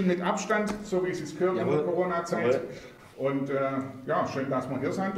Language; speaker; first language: German; native; German